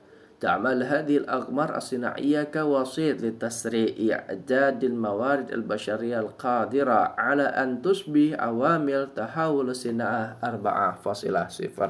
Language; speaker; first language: Arabic; non-native, fluent; Indonesian